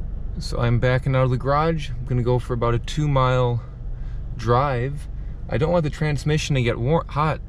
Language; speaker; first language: English; native; English